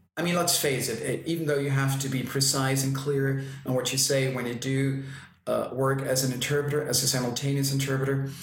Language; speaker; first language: English; non-native, fluent; German